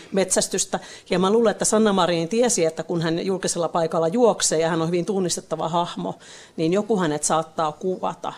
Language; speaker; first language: Finnish; native; Finnish